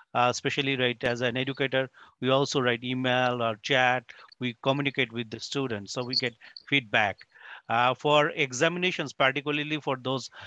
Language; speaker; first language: English; non-native, local second language; Bangla